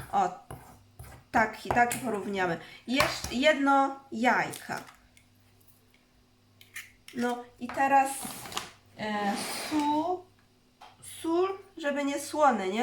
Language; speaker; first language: Polish; non-native, learner; Chinese